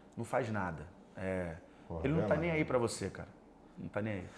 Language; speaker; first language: Portuguese; native; Portuguese